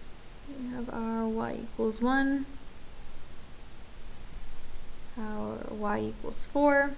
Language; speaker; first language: English; native; English